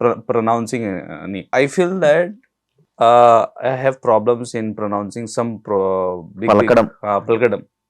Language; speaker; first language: Telugu; non-native, learner; Hindi